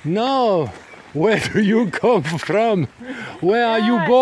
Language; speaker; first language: English; non-native, learner; French